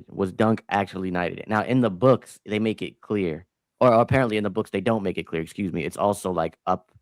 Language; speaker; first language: English; native; English